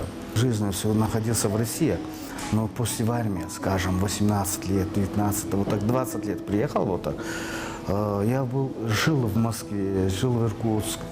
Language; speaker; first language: Russian; non-native, fluent; Azerbaijani